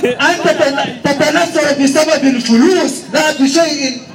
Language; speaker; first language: Arabic; non-native, learner; Swahili